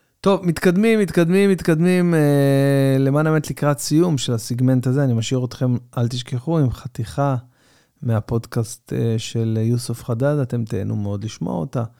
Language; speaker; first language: Hebrew; native; Hebrew